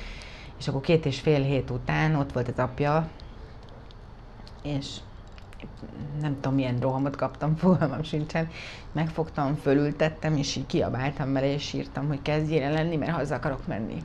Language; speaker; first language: Hungarian; native; Hungarian